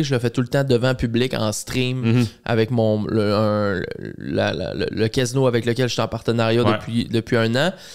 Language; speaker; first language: French; native; French